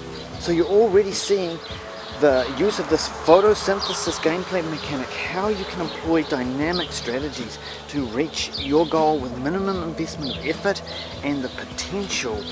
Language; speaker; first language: English; native; English